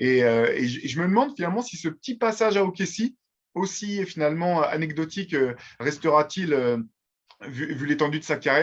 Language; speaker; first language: French; native; French